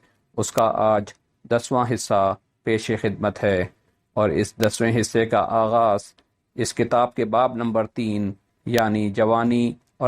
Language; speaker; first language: Urdu; native; Urdu